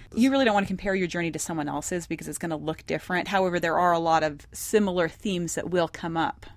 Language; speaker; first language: English; native; English